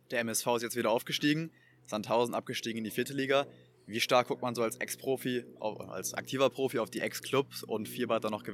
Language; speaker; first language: German; native; German